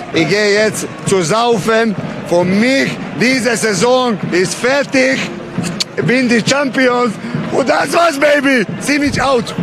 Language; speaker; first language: German; non-native, fluent; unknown